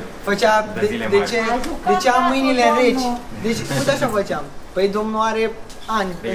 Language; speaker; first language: Romanian; native; Romanian